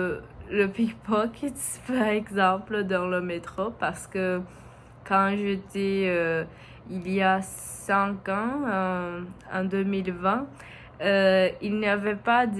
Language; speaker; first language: French; non-native, learner; Portuguese